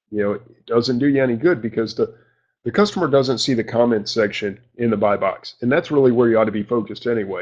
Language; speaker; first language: English; native; English